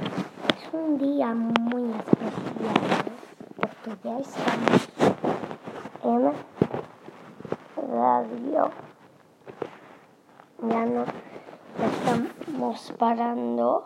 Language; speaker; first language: Spanish; early bilingual, heritage; Spanish